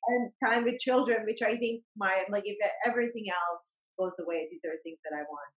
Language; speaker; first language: English; non-native, fluent; Bosnian